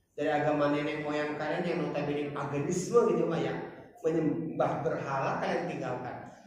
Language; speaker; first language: Indonesian; non-native, local second language; Batak Toba